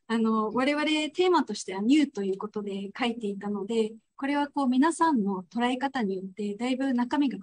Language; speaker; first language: Japanese; native; Japanese